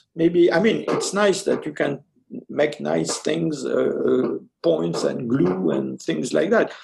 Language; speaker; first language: English; early bilingual, other home language; French